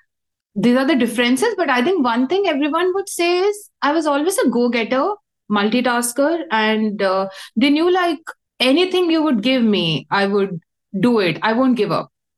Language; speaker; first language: English; non-native, local second language; Hindi